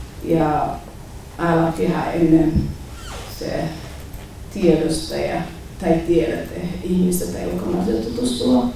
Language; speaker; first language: Finnish; non-native, learner; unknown